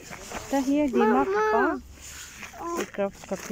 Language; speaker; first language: German; non-native, learner; Filipino